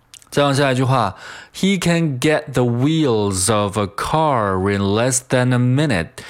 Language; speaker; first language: English; non-native, fluent; Chinese